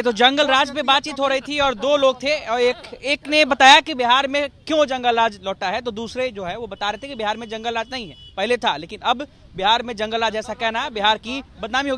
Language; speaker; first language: Hindi; native; Hindi